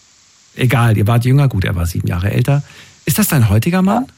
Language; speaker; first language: German; native; German